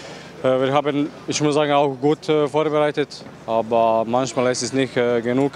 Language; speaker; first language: German; non-native, learner; Croatian